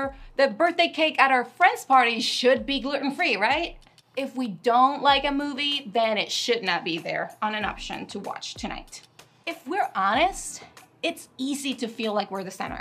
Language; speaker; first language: English; non-native, fluent; Spanish